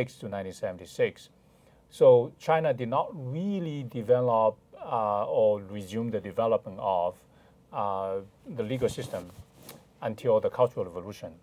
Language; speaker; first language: English; non-native, fluent; Chinese